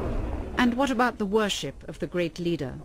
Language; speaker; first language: English; native; English